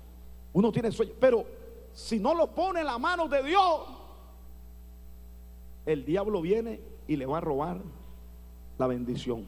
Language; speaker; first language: Spanish; native; Spanish